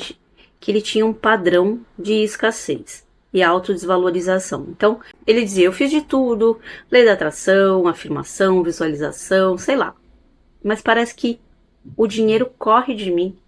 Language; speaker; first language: Portuguese; native; Portuguese